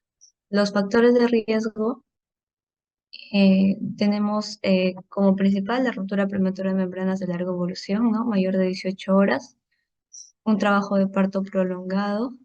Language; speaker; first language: Spanish; native; Spanish